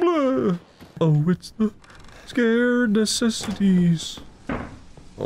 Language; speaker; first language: English; native; English